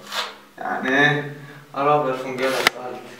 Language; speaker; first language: Swedish; early bilingual, other home language; Arabic